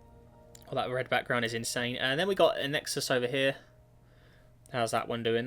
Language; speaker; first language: English; native; English